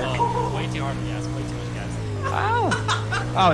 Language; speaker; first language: English; native; English